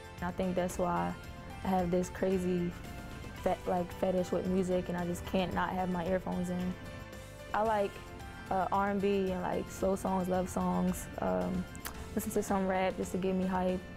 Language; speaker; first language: English; native; English